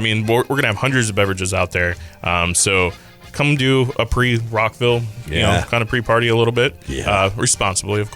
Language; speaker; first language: English; native; English